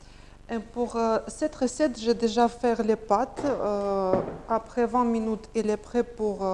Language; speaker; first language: French; non-native, learner; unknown